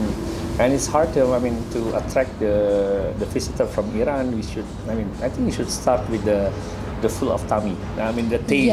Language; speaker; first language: English; non-native, learner; Indonesian